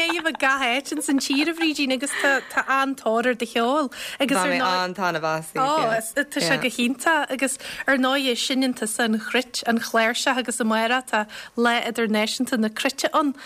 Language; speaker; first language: Irish; native; Irish